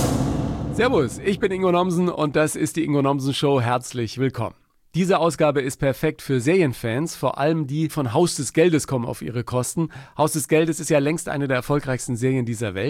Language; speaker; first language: German; native; German